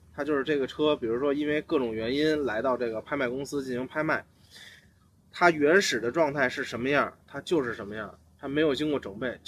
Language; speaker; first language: Chinese; native; Chinese